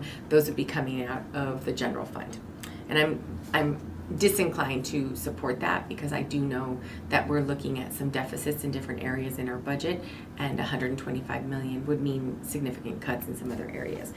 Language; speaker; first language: English; native; English